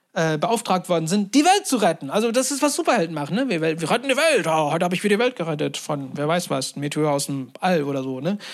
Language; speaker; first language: German; non-native, fluent; Turkish